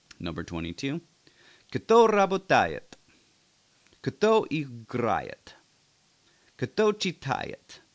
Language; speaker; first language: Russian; non-native, learner; English